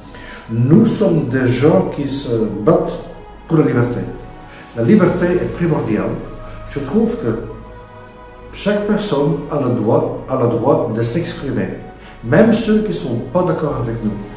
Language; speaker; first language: French; non-native, local second language; Dutch